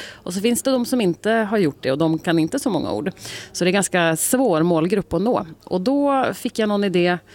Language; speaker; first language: Swedish; native; Swedish